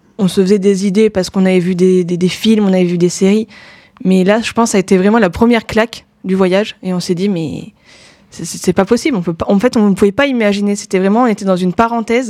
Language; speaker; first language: French; native; French